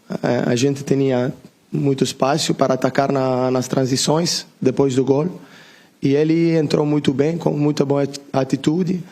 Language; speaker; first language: Portuguese; non-native, learner; Italian